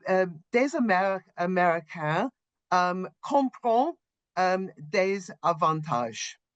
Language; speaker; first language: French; non-native, learner; English